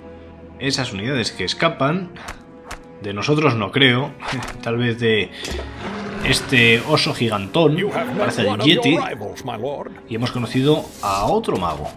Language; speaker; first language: Spanish; native; Spanish